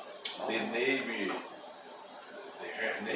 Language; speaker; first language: English; non-native, learner; Portuguese